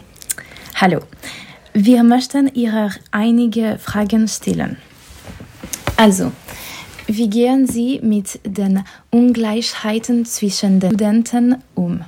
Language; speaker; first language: German; non-native, learner; French